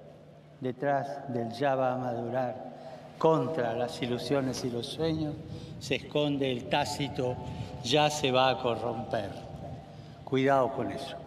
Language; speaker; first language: Spanish; native; Spanish